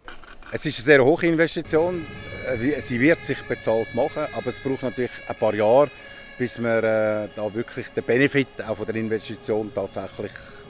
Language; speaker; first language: German; native; German